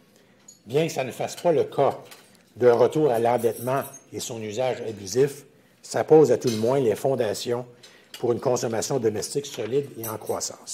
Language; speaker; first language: French; native; French